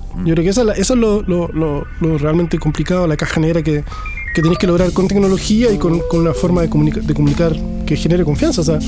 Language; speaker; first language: Spanish; native; Spanish